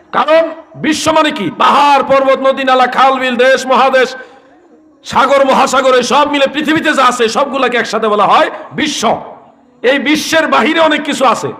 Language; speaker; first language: Bangla; native; Bangla